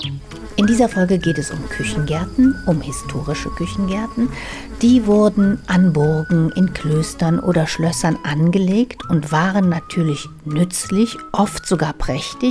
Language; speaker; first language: German; native; German